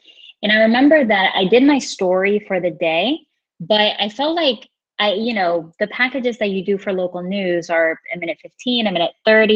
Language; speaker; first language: English; non-native, fluent; Spanish